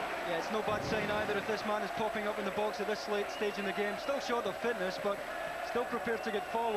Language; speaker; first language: English; native; English